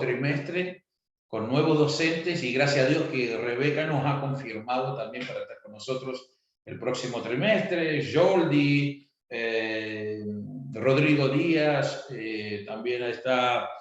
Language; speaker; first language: Spanish; native; Spanish